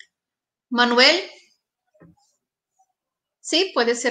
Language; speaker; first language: Spanish; non-native, fluent; Portuguese